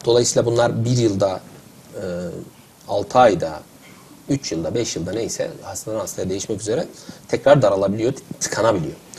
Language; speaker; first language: Turkish; native; Turkish